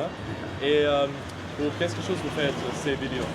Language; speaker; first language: French; non-native, learner; German